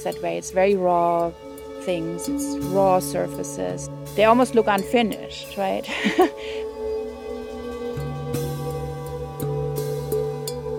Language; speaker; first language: English; non-native, fluent; German